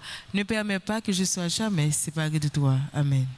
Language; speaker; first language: French; non-native, local second language; Haitian Creole